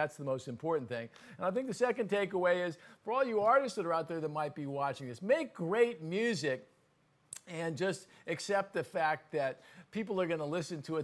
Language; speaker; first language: English; native; English